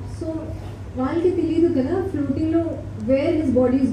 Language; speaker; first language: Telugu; non-native, learner; Hindi